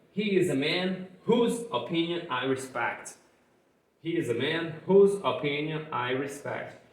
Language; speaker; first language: English; non-native, fluent; Portuguese